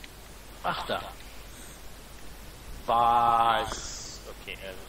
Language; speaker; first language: German; native; German